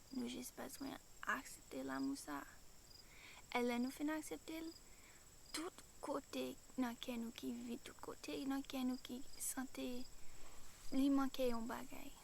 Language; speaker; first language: Haitian Creole; non-native, fluent; English